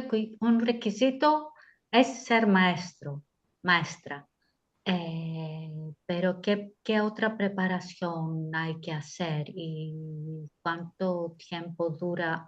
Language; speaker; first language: Spanish; non-native, fluent; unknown